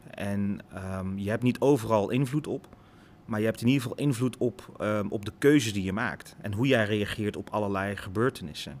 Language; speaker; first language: Dutch; early bilingual, other home language; Lingala